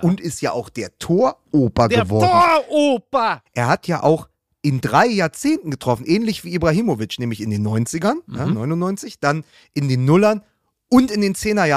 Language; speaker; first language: German; native; German